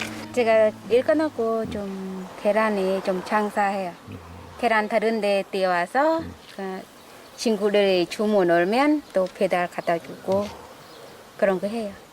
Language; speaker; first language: Korean; non-native, learner; Khmer